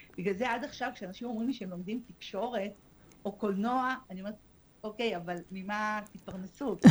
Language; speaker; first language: Hebrew; early bilingual, other home language; Russian